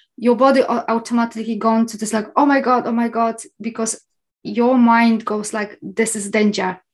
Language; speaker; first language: English; non-native, fluent; Polish